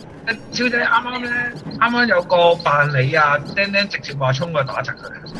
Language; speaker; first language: Chinese; native; Chinese